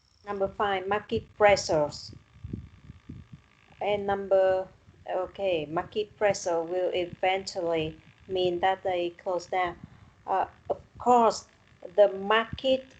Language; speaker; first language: English; non-native, learner; Vietnamese